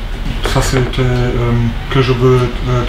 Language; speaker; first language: French; non-native, learner; German